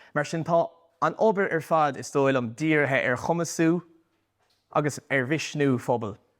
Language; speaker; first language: Irish; native; Irish